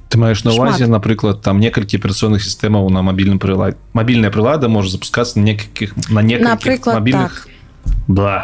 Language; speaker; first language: Belarusian; non-native, local second language; Russian